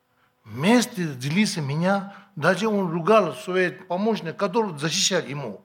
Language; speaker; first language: Russian; non-native, learner; Tibetan